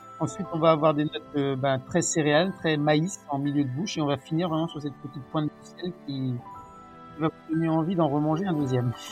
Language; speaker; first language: French; native; French